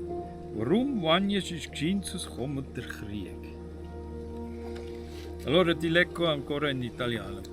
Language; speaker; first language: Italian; non-native, fluent; German